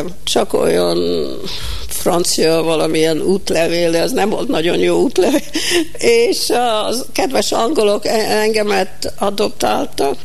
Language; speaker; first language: Hungarian; early bilingual, heritage; Hungarian